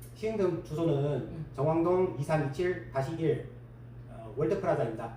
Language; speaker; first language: Korean; early bilingual, heritage; Korean